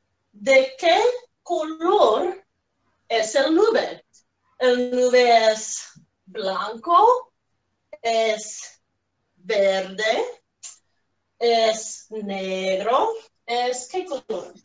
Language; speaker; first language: Spanish; non-native, fluent; English